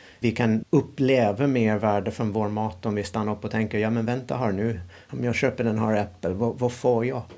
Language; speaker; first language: Swedish; non-native, fluent; English